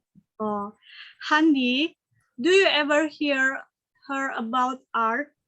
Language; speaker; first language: English; non-native, learner; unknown